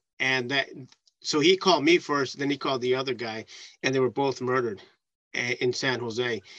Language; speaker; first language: English; early bilingual, other home language; Spanish